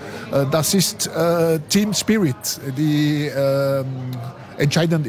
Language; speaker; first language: German; non-native, local second language; French